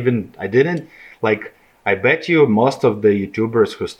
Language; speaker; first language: English; non-native, fluent; Ukrainian